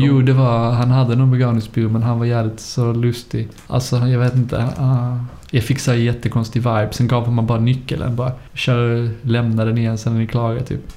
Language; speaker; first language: Swedish; native; Swedish